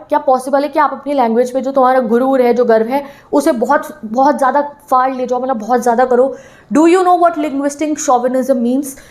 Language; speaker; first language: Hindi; native; Hindi